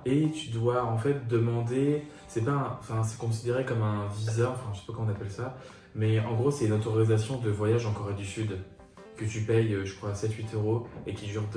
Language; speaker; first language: French; native; French